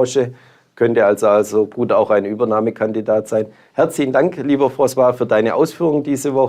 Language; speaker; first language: German; native; German